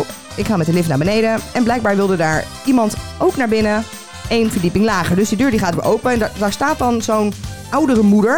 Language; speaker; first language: Dutch; native; Dutch